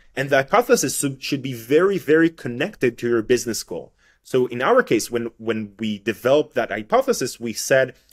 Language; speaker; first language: English; non-native, fluent; Hebrew